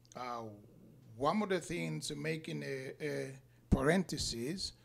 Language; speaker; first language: English; non-native, fluent; Spanish